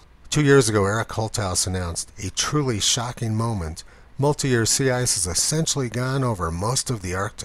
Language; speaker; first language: English; native; English